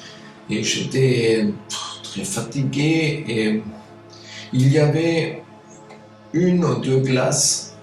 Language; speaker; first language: French; non-native, fluent; German